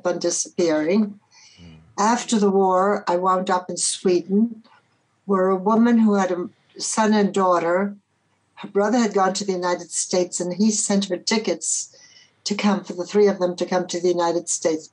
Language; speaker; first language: English; early bilingual, other home language; Polish